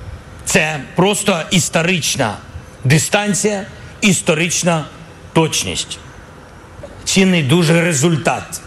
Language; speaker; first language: Ukrainian; non-native, local second language; Russian